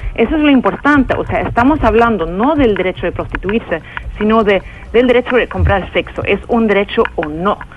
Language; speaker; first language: Spanish; non-native, fluent; Swedish